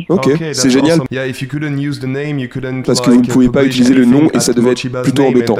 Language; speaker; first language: French; native; French